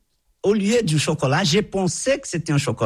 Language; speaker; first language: French; non-native, fluent; Portuguese